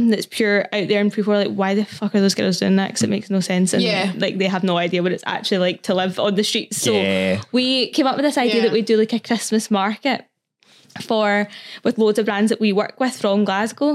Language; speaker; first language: English; native; English